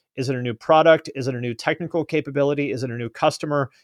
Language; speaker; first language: English; native; English